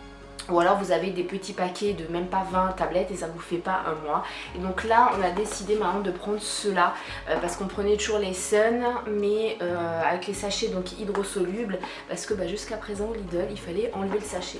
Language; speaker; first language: French; native; French